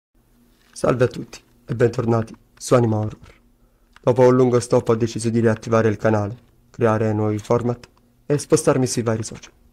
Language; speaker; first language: Italian; native; Italian